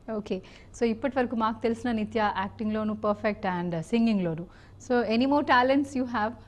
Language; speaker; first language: Telugu; native; Telugu